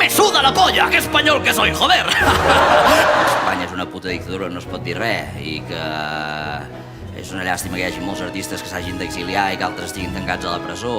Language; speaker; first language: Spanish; non-native, local second language; Catalan